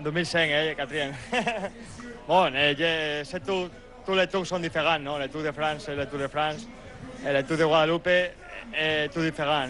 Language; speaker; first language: French; non-native, learner; Spanish